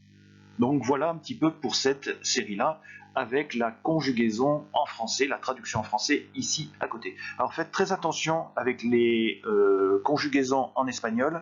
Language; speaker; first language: French; native; French